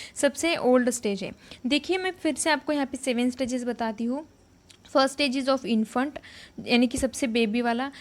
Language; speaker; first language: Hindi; non-native, local second language; Marathi